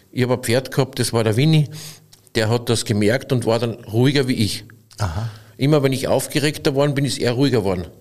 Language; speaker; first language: German; native; German